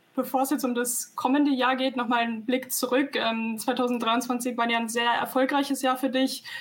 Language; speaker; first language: German; native; German